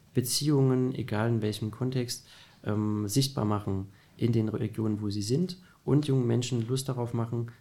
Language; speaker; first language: German; native; German